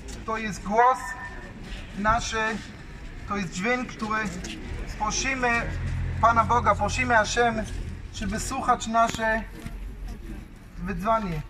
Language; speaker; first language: Polish; non-native, learner; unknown